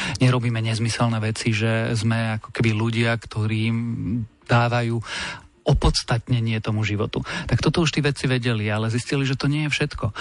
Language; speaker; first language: Slovak; native; Slovak